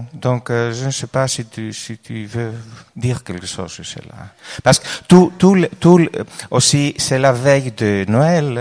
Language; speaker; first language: French; non-native, fluent; Greek